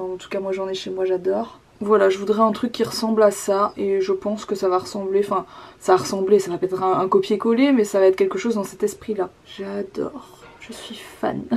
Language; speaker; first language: French; native; French